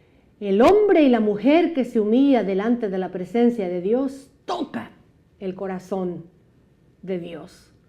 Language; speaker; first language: Spanish; native; Spanish